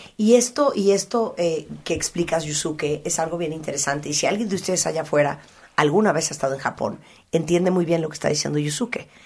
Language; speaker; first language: Spanish; native; Spanish